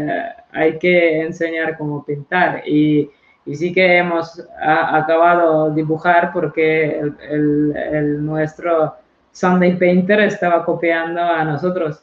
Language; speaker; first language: Spanish; non-native, fluent; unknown